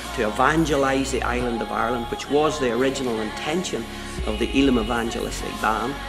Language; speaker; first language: English; native; English